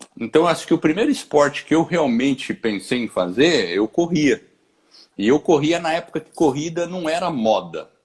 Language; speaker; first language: Portuguese; native; Portuguese